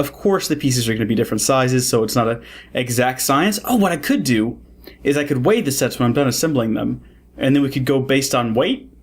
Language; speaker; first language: English; native; English